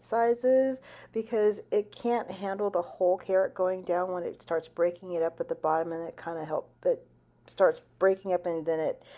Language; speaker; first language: English; native; English